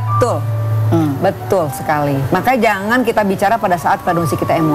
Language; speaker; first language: Indonesian; native; Indonesian